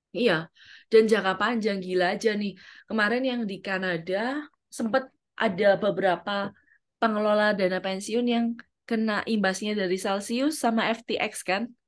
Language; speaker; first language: Indonesian; native; Indonesian